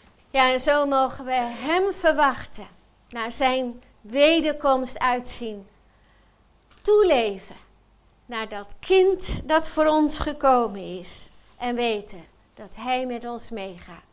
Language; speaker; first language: Dutch; native; Dutch